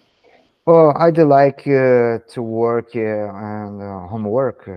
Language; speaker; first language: English; non-native, learner; Portuguese